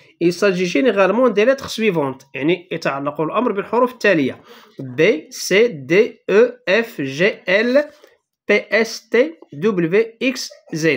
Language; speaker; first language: French; non-native, local second language; Arabic